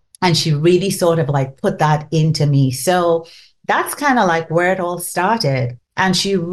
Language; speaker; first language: English; non-native, local second language; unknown